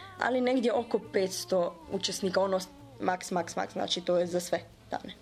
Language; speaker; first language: Serbian; early bilingual, heritage; Bosnian